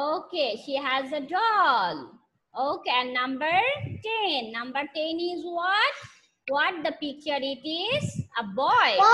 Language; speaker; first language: English; non-native, learner; Bangla